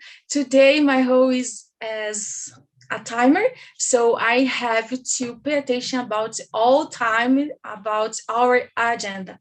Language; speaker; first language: English; non-native, learner; Portuguese